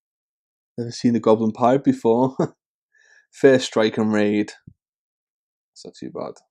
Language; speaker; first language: English; native; English